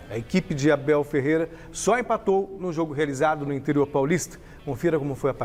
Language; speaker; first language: Portuguese; native; Portuguese